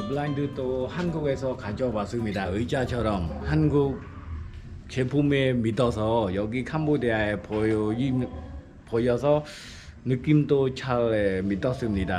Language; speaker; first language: Korean; non-native, learner; Khmer